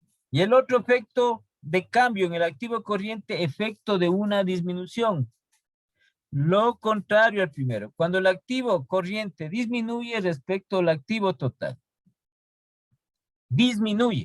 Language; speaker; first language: Spanish; native; Spanish